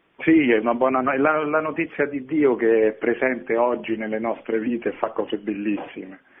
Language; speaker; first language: Italian; native; Italian